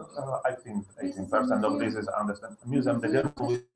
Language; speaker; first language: English; non-native, learner; Slovak